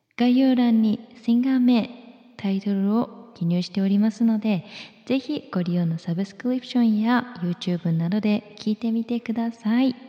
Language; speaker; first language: Japanese; native; Japanese